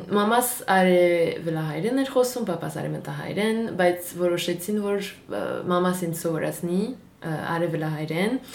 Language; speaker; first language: Armenian; early bilingual, heritage; Armenian